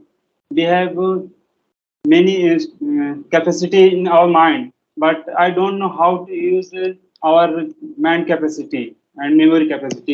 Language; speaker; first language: English; non-native, learner; Hindi